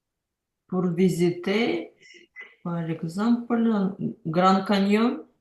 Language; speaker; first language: French; non-native, learner; Ukrainian